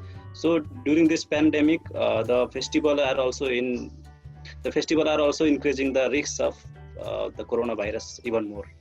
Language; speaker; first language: English; non-native, fluent; Nepali